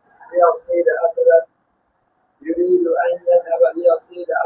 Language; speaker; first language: Arabic; non-native, learner; Bangla